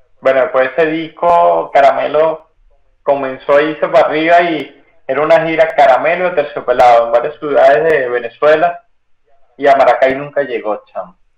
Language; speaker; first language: Spanish; native; Spanish